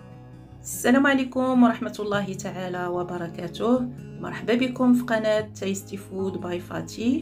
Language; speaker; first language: Arabic; native; Arabic